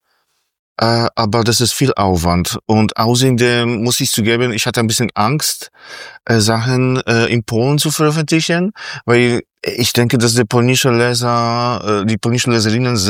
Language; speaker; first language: German; non-native, fluent; Polish